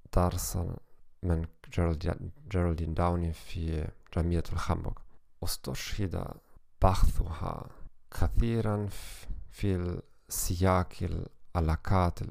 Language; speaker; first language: Arabic; non-native, learner; German